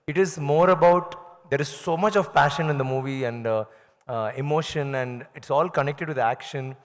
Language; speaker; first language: English; non-native, local second language; Tamil